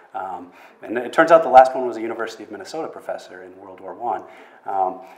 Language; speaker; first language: English; native; English